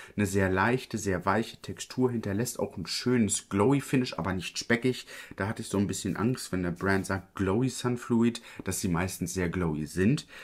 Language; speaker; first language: German; early bilingual, other home language; Italian